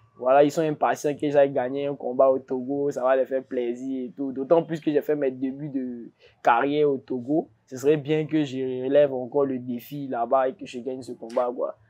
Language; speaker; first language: French; native; French